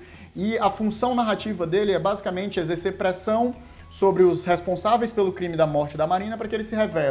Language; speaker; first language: Portuguese; native; Portuguese